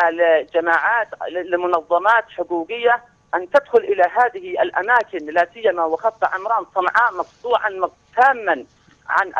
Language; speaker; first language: Arabic; native; Arabic